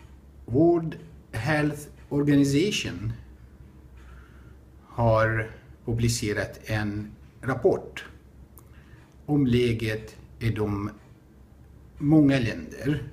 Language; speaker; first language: Swedish; non-native, fluent; Arabic